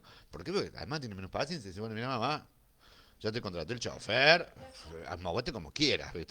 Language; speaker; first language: Spanish; native; Spanish